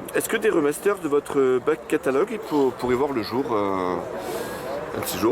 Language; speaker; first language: French; native; French